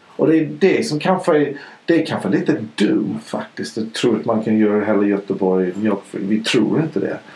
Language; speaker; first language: Swedish; non-native, fluent; English